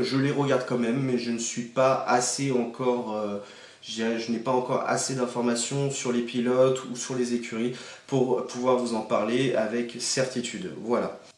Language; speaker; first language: French; native; French